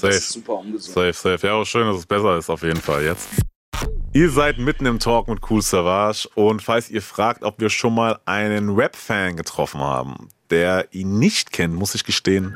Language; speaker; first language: German; native; German